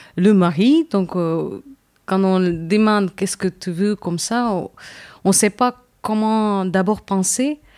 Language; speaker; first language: French; non-native, fluent; Tamil